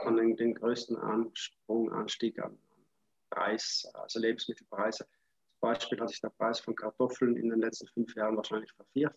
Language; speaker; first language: German; native; German